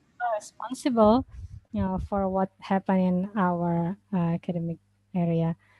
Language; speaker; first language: English; non-native, fluent; Indonesian